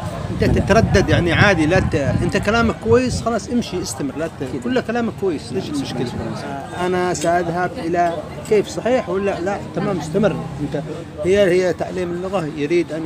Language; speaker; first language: Arabic; native; Arabic